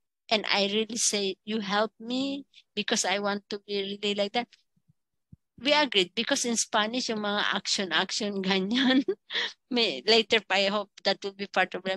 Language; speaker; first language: English; non-native, local second language; Filipino